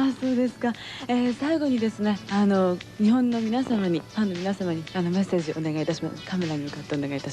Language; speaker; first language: Japanese; native; Japanese